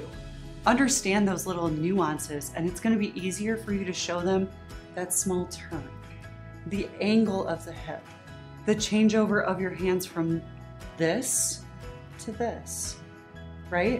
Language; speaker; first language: English; native; English